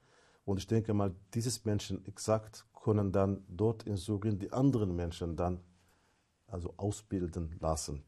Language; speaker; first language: German; non-native, fluent; Arabic